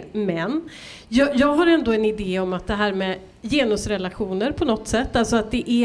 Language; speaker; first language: Swedish; native; Swedish